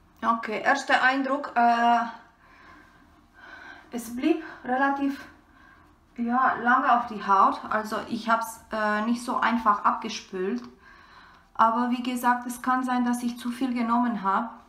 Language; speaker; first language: German; non-native, fluent; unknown